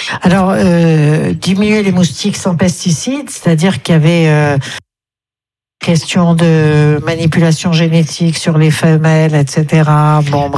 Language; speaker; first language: French; native; French